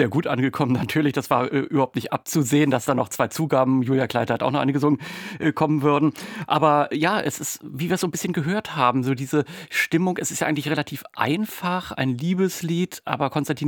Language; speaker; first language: German; native; German